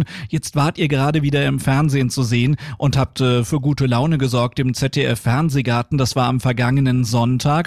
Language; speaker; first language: German; native; German